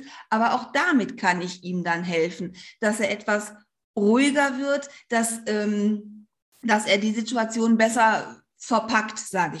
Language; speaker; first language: German; native; German